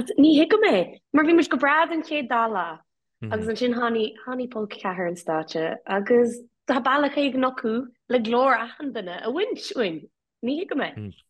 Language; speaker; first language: Irish; native; Irish